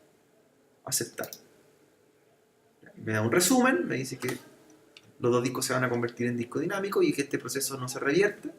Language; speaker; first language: Spanish; native; Spanish